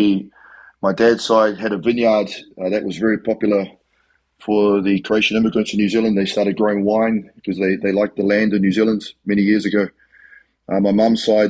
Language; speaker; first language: English; native; English